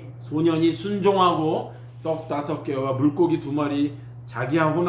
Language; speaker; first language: Korean; native; Korean